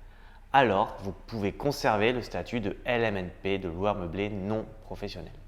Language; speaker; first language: French; native; French